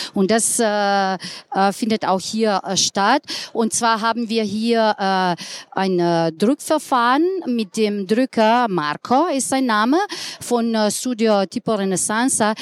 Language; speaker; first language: German; non-native, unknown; Slovenian